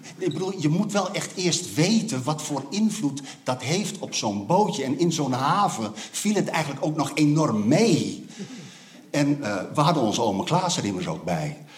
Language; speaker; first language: Dutch; native; Dutch